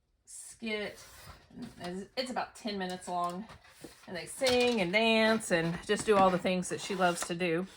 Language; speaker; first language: English; native; English